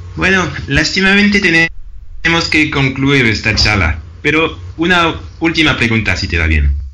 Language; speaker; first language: Spanish; non-native, fluent; French